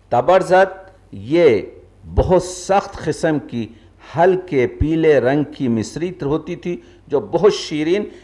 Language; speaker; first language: Urdu; native; Urdu